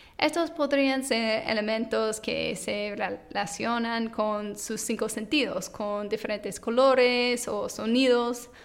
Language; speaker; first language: Spanish; non-native, fluent; English